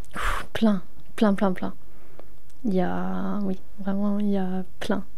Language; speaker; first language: French; non-native, fluent; Swedish